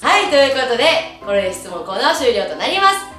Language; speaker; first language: Japanese; native; Japanese